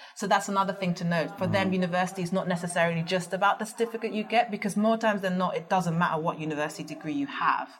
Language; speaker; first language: English; early bilingual, other home language; Dutch